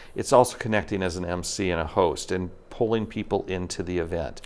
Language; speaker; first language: English; native; English